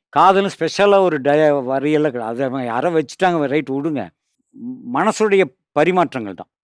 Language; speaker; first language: Tamil; native; Tamil